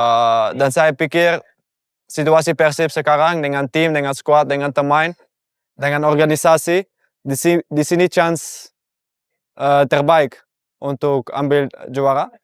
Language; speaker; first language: Indonesian; non-native, learner; Dutch